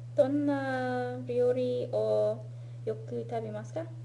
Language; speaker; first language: Japanese; non-native, learner; English